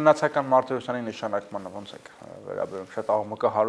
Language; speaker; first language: Armenian; native; Armenian